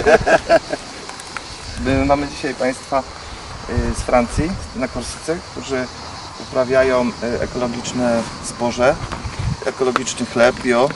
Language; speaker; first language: Polish; native; Polish